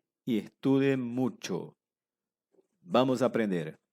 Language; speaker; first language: Spanish; non-native, fluent; Portuguese